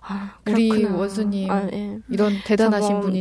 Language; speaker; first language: Korean; native; Korean